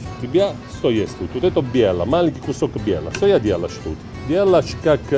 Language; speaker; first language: Russian; non-native, learner; Italian